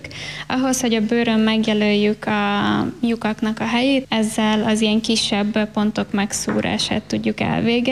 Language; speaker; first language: Hungarian; native; Hungarian